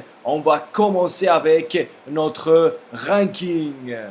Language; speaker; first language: French; non-native, fluent; Spanish